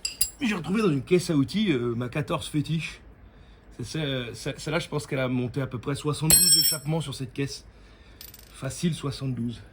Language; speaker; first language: French; native; French